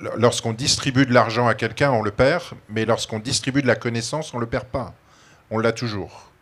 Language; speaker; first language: French; native; French